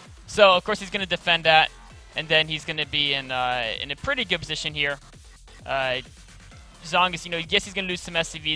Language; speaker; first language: English; native; English